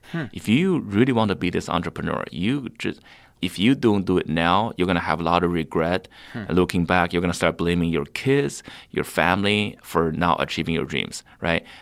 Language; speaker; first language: English; non-native, fluent; Chinese